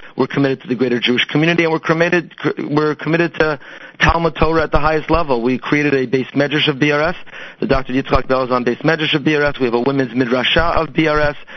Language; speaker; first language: English; native; English